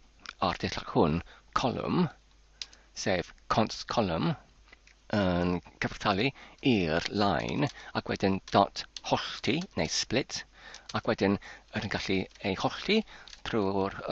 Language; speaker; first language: Welsh; non-native, learner; English